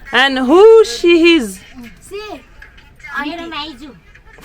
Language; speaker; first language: English; non-native, learner; French